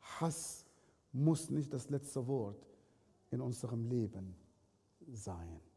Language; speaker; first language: German; non-native, fluent; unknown